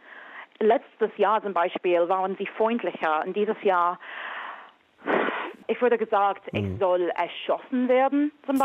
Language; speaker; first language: German; non-native, fluent; English